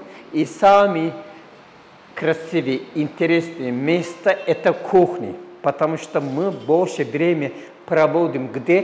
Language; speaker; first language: Russian; non-native, learner; Turkish